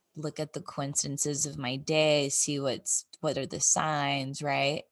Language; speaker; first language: English; native; English